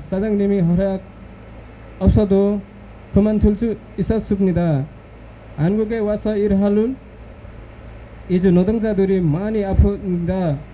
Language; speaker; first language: Korean; non-native, learner; Nepali